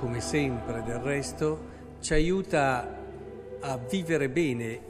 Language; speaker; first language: Italian; native; Italian